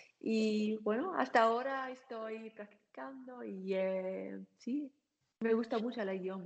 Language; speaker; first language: Spanish; non-native, learner; German